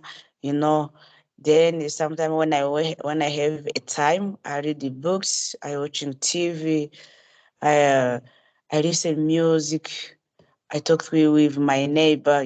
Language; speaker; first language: English; non-native, learner; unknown